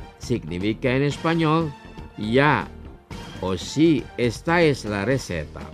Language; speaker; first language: Spanish; non-native, fluent; Indonesian